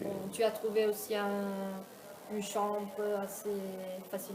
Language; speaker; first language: French; non-native, fluent; Italian